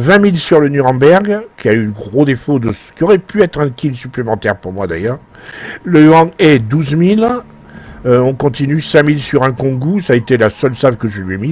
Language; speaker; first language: French; native; French